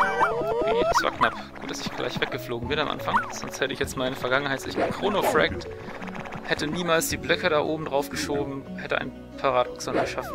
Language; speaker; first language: German; native; German